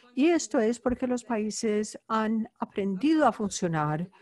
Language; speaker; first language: Spanish; non-native, fluent; Bulgarian